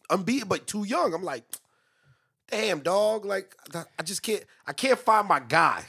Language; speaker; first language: English; native; English